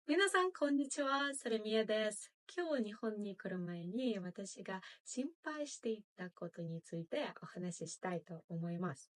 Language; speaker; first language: Japanese; non-native, fluent; Ukrainian